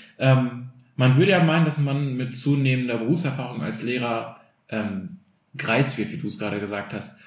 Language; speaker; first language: German; early bilingual, other home language; Albanian